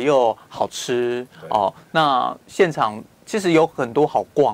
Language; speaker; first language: Chinese; native; Chinese